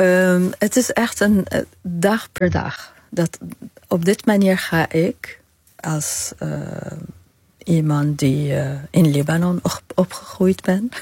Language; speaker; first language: Dutch; non-native, fluent; Arabic